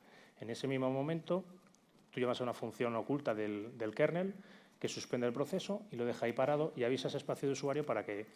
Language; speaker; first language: Spanish; native; Spanish